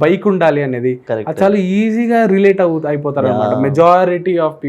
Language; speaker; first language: Telugu; native; Telugu